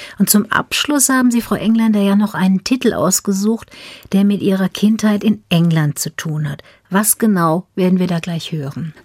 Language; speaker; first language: German; native; German